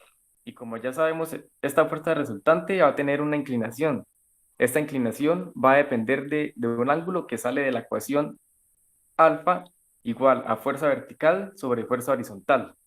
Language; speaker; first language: Spanish; native; Spanish